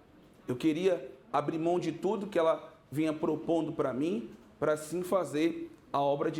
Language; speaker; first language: Portuguese; native; Portuguese